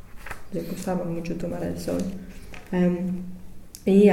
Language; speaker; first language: Spanish; non-native, learner; English